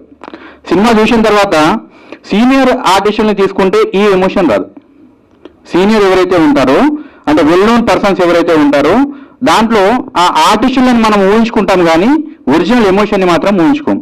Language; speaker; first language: Telugu; native; Telugu